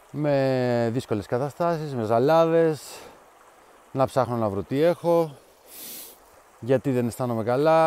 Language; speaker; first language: Greek; native; Greek